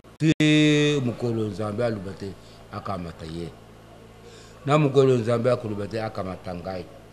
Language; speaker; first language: Lingala; non-native, local second language; Luba-Lulua